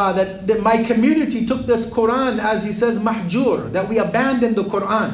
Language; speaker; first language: English; native; English